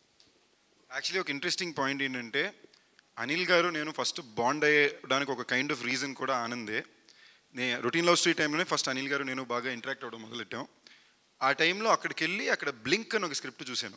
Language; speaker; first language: Telugu; native; Telugu